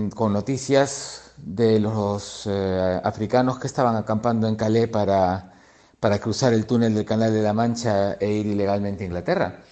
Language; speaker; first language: Spanish; native; Spanish